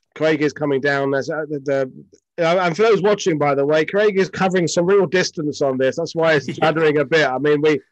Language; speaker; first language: English; native; English